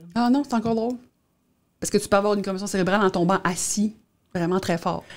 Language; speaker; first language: French; native; French